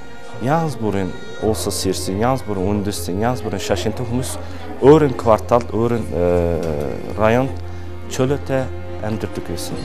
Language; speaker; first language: Mongolian; non-native, fluent; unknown